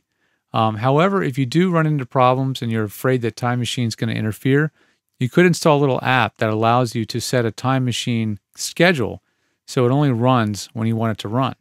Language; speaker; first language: English; native; English